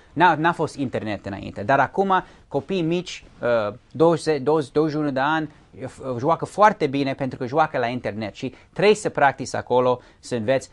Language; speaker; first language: Romanian; early bilingual, heritage; Romanian